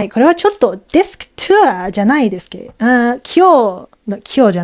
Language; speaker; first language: Japanese; non-native, learner; English